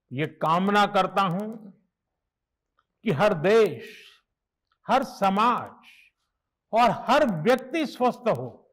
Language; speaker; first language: Hindi; non-native, local second language; Gujarati